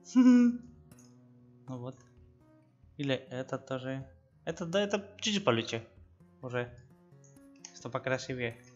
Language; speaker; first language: Russian; non-native, learner; Spanish